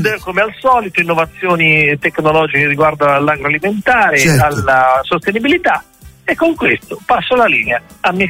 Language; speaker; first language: Italian; native; Italian